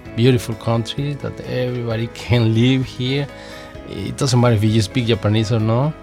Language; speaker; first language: English; non-native, learner; Spanish